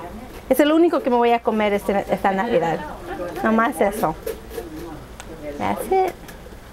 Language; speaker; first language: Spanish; early bilingual, heritage; Spanish